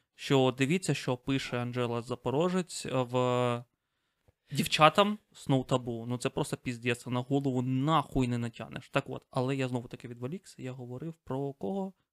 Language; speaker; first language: Ukrainian; non-native, local second language; Russian